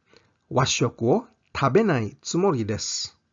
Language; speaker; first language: Japanese; non-native, fluent; English